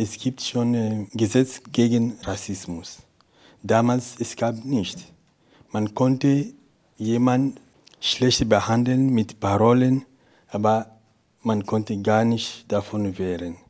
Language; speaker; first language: German; non-native, fluent; Portuguese